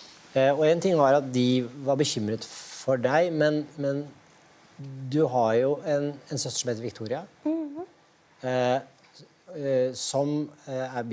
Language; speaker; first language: Norwegian; native; Norwegian